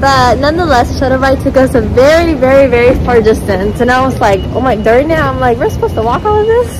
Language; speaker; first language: English; early bilingual, other home language; Spanish